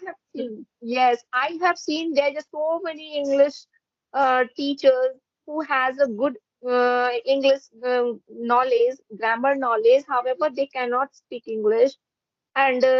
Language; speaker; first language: English; non-native, fluent; Hindi